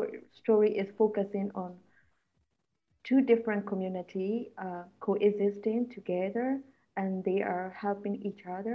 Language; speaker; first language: English; non-native, fluent; Burmese